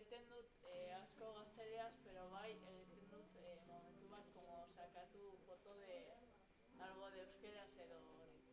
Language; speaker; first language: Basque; non-native, local second language; Spanish